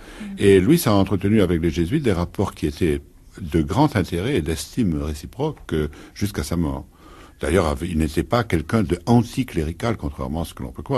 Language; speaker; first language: French; native; French